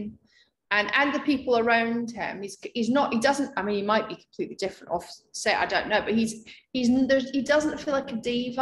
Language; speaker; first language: English; native; English